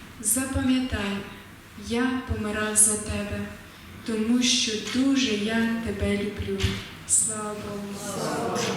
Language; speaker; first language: Ukrainian; native; Ukrainian